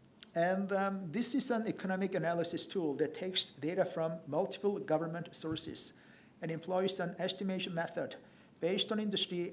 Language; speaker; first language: English; non-native, fluent; Korean